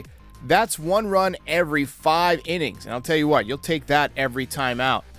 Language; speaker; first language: English; native; English